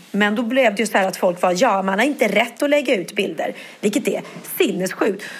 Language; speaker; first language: Swedish; native; Swedish